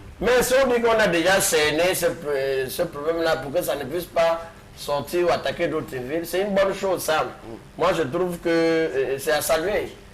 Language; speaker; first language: French; native; French